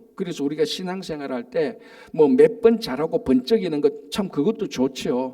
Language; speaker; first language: Korean; native; Korean